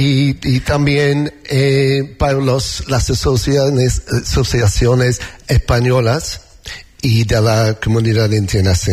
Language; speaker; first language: Spanish; non-native, learner; English